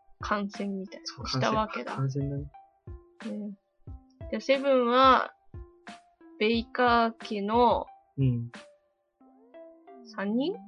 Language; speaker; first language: Japanese; native; Japanese